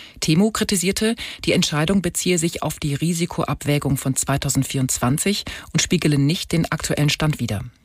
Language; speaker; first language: German; native; German